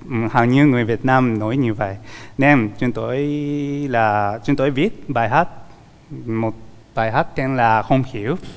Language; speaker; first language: Vietnamese; non-native, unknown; Japanese